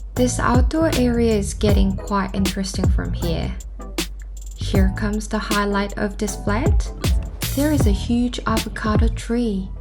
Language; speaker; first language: English; non-native, fluent; Korean